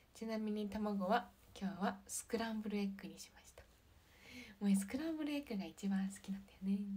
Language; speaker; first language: Japanese; native; Japanese